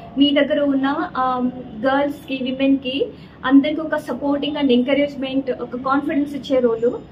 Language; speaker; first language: Telugu; non-native, learner; Kannada